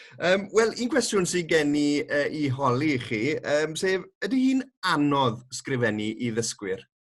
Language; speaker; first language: Welsh; native; Welsh